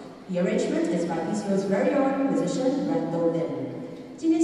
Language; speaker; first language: English; non-native, local second language; Chinese